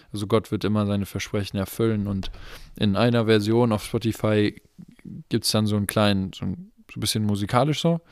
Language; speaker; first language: German; native; German